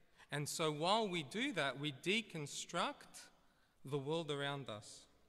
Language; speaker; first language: English; early bilingual, other home language; Greek